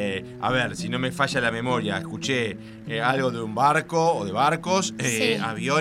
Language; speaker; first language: Spanish; native; Spanish